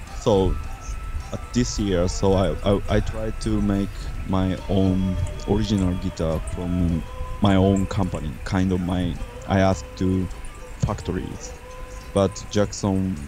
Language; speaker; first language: English; non-native, learner; Japanese